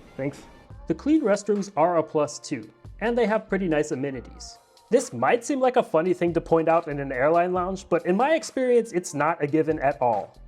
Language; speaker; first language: English; native; English